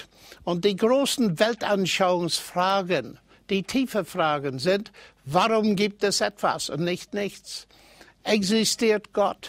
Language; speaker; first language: German; non-native, fluent; English